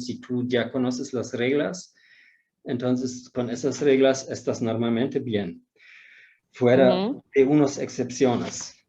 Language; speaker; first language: Spanish; non-native, fluent; German